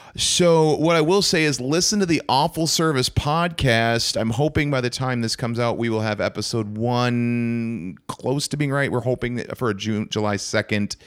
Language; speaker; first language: English; native; English